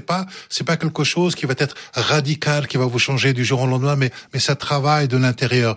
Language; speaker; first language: French; early bilingual, other home language; Arabic